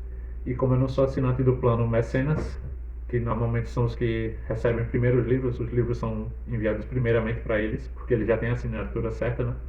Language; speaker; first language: Portuguese; native; Portuguese